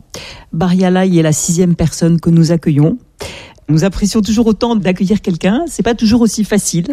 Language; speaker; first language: French; native; French